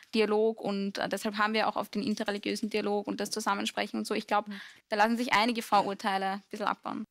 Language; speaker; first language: German; early bilingual, other home language; Arabic